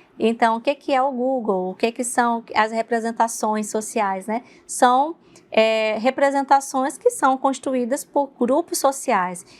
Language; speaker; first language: Portuguese; native; Portuguese